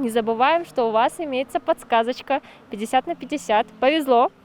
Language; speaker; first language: Russian; native; Russian